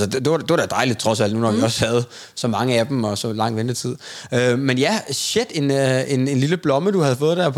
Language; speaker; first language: Danish; native; Danish